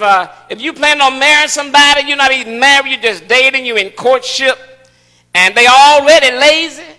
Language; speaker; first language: English; native; English